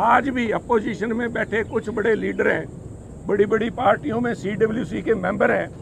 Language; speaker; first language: Hindi; non-native, local second language; Punjabi